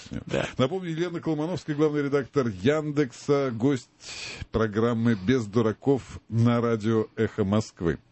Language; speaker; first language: Russian; native; Russian